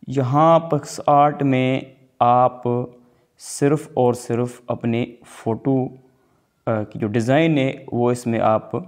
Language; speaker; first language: Urdu; non-native, local second language; Sindhi